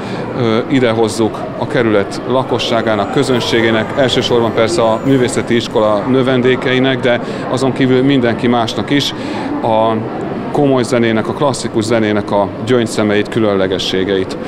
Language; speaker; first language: Hungarian; native; Hungarian